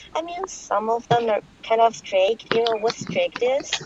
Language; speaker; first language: English; non-native, fluent; Chinese